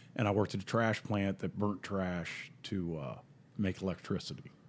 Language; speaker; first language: English; native; English